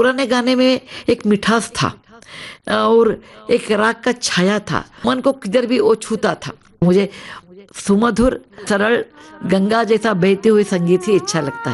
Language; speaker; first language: Hindi; non-native, local second language; Kannada